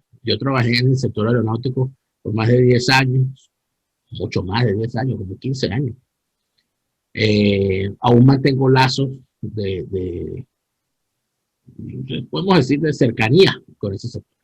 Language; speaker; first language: Spanish; native; Spanish